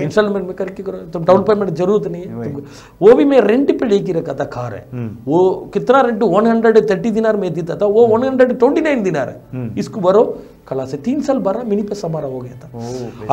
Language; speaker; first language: Hindi; non-native, local second language; Tamil